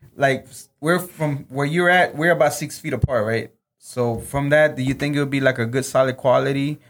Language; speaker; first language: English; early bilingual, other home language; Spanish